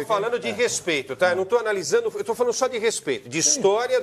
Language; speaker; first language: Portuguese; native; Portuguese